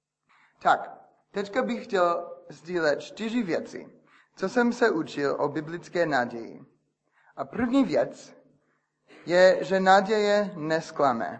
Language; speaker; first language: Czech; non-native, fluent; English